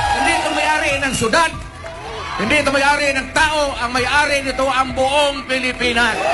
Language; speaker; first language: Filipino; non-native, local second language; Cebuano